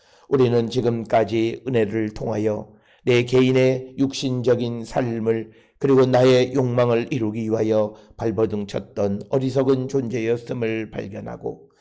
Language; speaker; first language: Korean; native; Korean